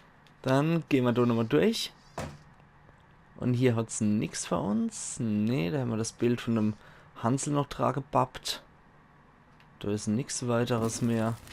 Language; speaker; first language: German; native; German